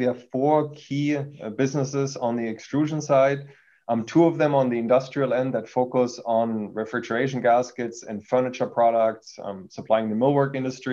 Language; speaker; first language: English; non-native, fluent; German